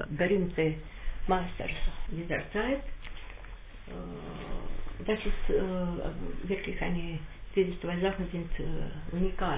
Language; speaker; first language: German; non-native, learner; Russian